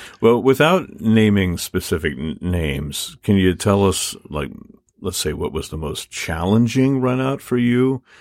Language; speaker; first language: English; native; English